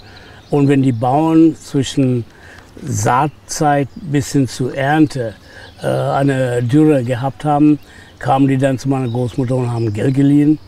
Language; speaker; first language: German; non-native, fluent; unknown